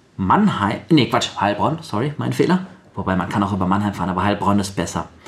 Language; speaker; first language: German; early bilingual, other home language; Russian